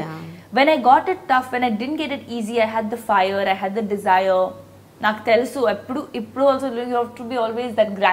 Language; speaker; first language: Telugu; non-native, local second language; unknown